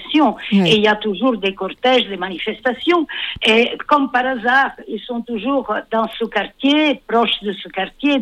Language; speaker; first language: French; non-native, fluent; Italian